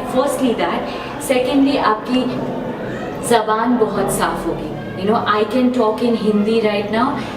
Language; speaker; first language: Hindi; non-native, local second language; Bangla